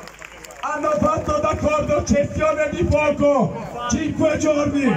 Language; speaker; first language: Italian; non-native, learner; Kurdish